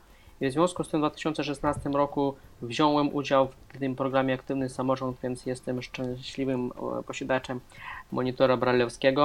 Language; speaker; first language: Polish; non-native, fluent; Russian